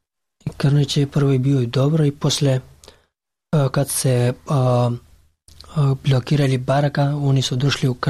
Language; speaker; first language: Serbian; non-native, learner; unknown